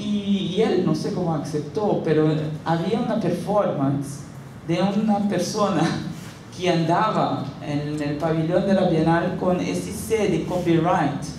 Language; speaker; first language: Spanish; non-native, fluent; Portuguese